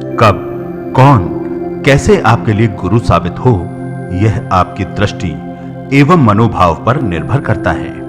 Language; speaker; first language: Hindi; native; Hindi